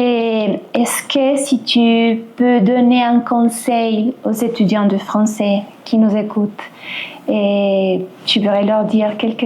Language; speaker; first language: French; non-native, fluent; Spanish